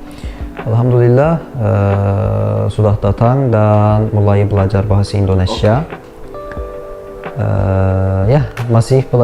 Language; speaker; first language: Indonesian; non-native, learner; Turkish